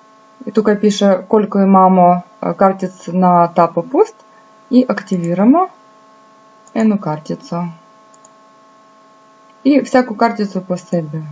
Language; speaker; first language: Slovenian; non-native, fluent; Russian